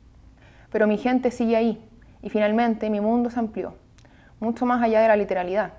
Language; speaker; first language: Spanish; native; Spanish